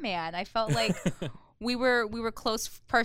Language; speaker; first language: English; non-native, fluent; Spanish